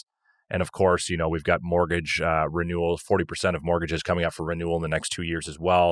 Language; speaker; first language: English; native; English